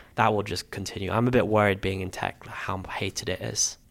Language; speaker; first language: English; native; English